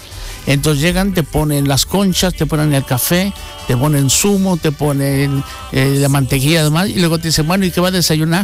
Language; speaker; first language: Spanish; native; Spanish